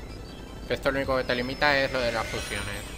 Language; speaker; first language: Spanish; native; Spanish